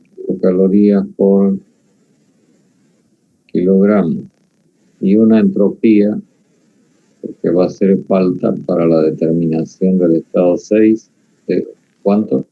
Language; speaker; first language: Spanish; native; Spanish